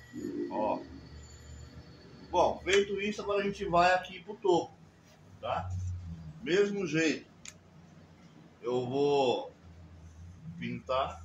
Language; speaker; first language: Portuguese; native; Portuguese